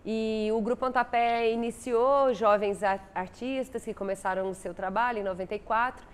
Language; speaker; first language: Portuguese; native; Portuguese